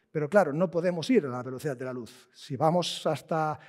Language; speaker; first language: Spanish; native; Spanish